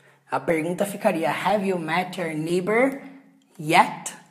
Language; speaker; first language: English; non-native, fluent; Portuguese